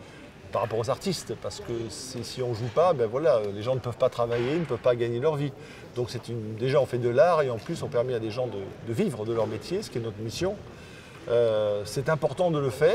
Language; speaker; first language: French; native; French